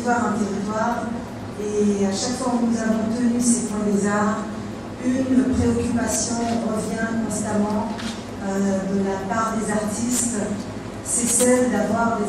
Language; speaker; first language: French; native; French